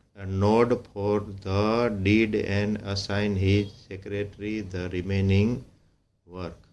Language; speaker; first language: English; non-native, local second language; Gujarati